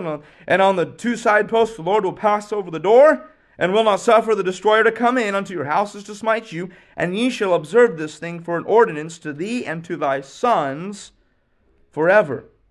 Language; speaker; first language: English; native; English